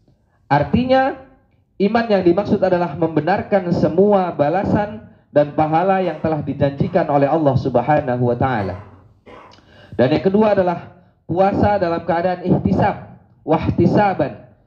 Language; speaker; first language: Indonesian; native; Indonesian